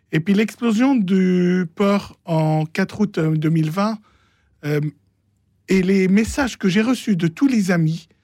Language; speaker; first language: French; non-native, local second language; Arabic